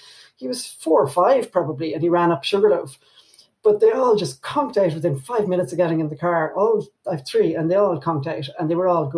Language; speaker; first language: English; native; English